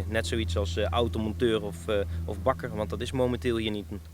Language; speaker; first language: Dutch; native; Dutch